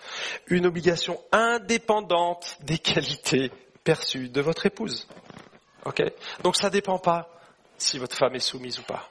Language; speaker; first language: French; native; French